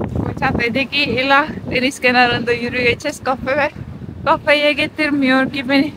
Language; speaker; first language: Turkish; non-native, learner; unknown